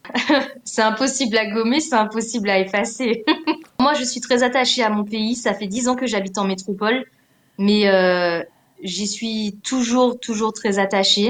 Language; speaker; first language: French; native; French